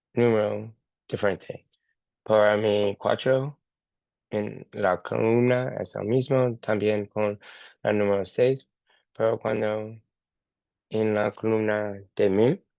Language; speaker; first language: Spanish; non-native, learner; English